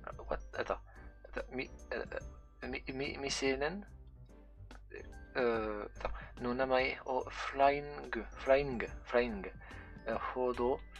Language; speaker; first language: Japanese; non-native, learner; French